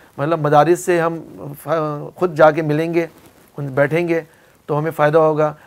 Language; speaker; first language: Urdu; native; Urdu